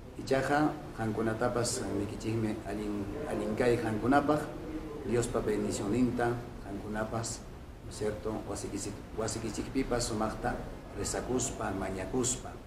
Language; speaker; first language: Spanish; non-native, local second language; Quechua